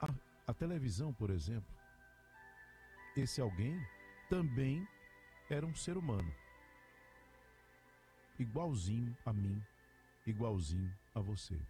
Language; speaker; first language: Portuguese; native; Portuguese